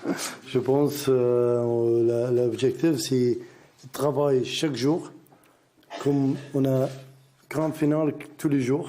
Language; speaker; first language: French; non-native, learner; Arabic